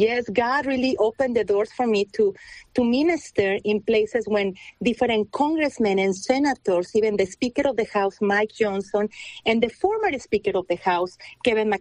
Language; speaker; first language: English; non-native, fluent; Spanish